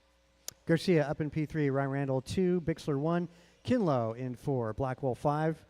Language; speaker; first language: English; native; English